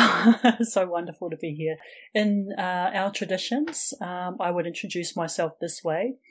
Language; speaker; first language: English; native; English